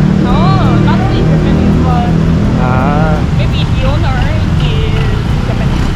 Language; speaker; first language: English; non-native, learner; Thai